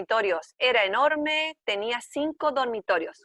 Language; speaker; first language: Spanish; non-native, fluent; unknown